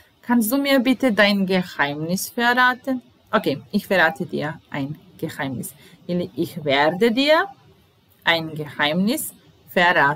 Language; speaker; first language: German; non-native, fluent; Serbian